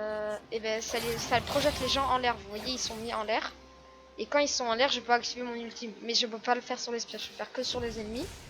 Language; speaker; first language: French; native; French